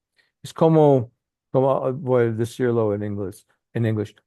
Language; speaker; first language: Spanish; non-native, learner; English